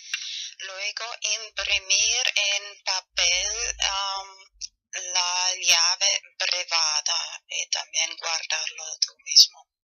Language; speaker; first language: Spanish; non-native, fluent; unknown